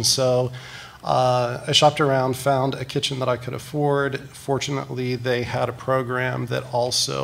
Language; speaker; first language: English; native; English